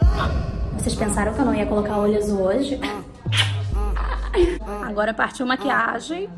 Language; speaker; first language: Portuguese; native; Portuguese